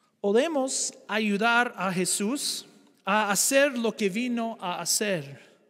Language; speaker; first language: Spanish; non-native, fluent; English